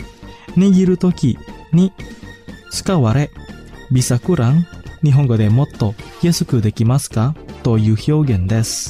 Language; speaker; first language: Japanese; non-native, fluent; Indonesian